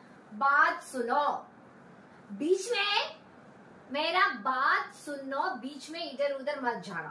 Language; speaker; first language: Hindi; non-native, local second language; Tamil